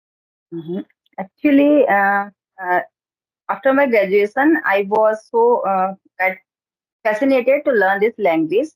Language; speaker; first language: English; non-native, learner; Hindi